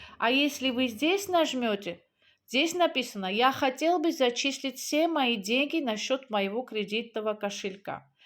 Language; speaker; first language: Russian; non-native, local second language; Georgian